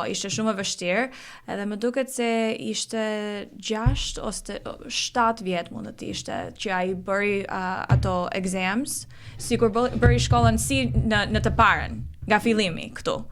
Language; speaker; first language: Albanian; early bilingual, heritage; Albanian